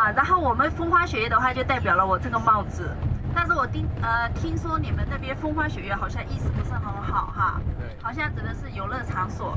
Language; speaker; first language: Chinese; native; Chinese